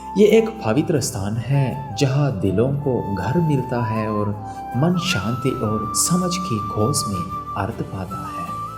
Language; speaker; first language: Hindi; non-native, fluent; Sinhala